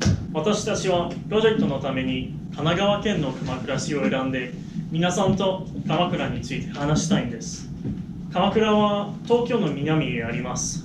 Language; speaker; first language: Japanese; non-native, learner; English